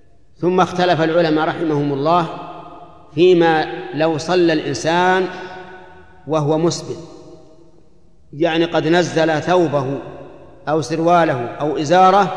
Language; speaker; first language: Arabic; native; Arabic